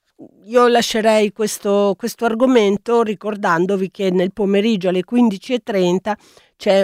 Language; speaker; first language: Italian; native; Italian